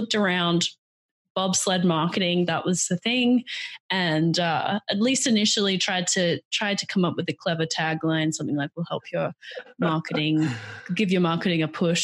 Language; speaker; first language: English; native; English